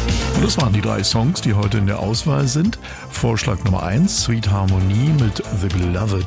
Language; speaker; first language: German; native; German